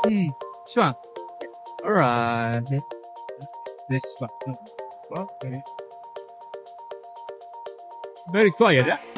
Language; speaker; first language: English; non-native, learner; Indonesian